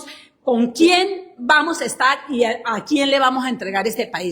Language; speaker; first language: Spanish; native; Spanish